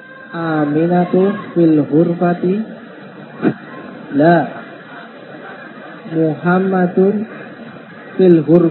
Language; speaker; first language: Arabic; non-native, learner; Indonesian